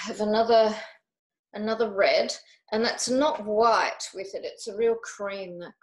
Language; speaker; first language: English; native; English